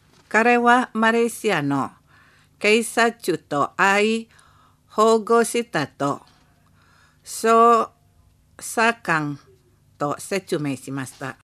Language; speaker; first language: Japanese; non-native, fluent; Indonesian